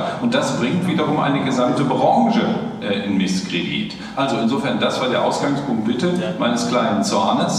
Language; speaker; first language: German; native; German